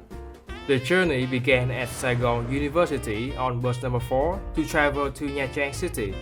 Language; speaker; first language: English; non-native, fluent; Vietnamese